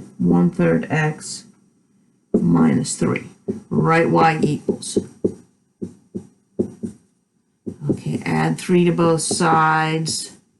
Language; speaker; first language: English; native; English